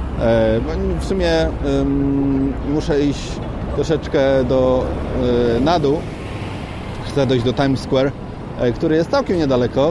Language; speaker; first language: Polish; native; Polish